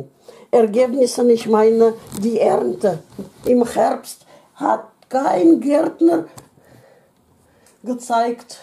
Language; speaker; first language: German; non-native, fluent; Russian